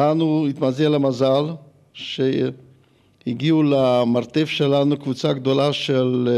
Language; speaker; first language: Hebrew; early bilingual, other home language; Hungarian